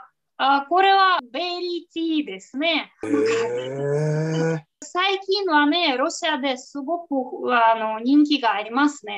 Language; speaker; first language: Japanese; non-native, fluent; Russian